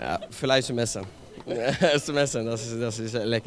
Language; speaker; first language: German; non-native, learner; Swedish